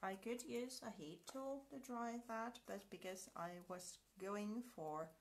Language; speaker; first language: English; non-native, fluent; Finnish